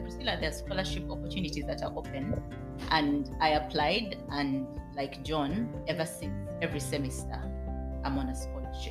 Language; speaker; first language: English; non-native, local second language; Ganda